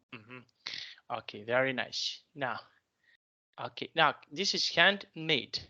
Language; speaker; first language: English; non-native, fluent; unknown